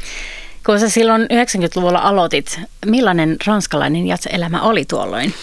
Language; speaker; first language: Finnish; native; Finnish